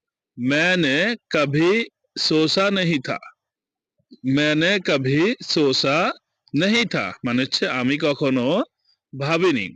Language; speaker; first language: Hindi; non-native, fluent; Bangla